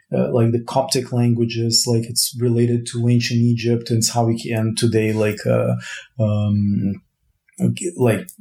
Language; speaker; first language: English; non-native, fluent; Portuguese